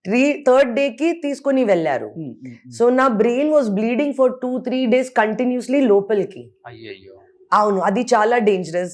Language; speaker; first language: Telugu; non-native, local second language; Hindi